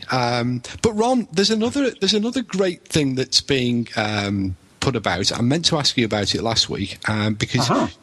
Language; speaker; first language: English; native; English